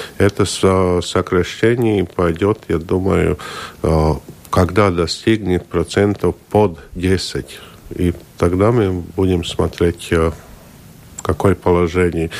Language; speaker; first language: Russian; non-native, local second language; Latvian